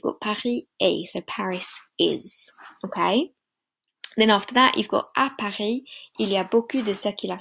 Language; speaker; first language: French; non-native, fluent; English